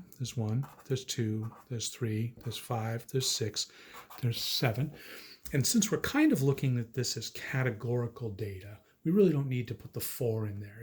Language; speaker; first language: English; native; English